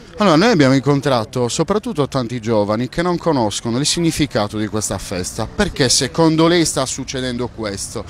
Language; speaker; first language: Italian; native; Italian